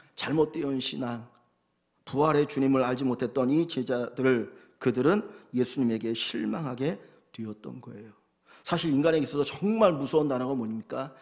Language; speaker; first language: Korean; native; Korean